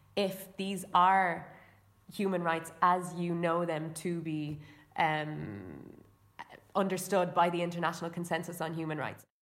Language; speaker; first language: English; native; English